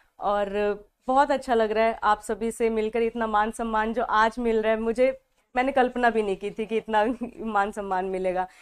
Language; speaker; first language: Hindi; non-native, local second language; Punjabi